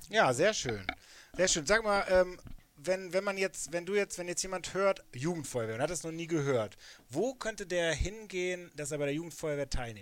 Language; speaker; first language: German; native; German